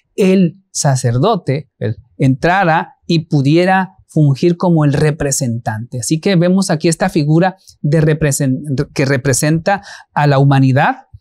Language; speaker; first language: Spanish; native; Spanish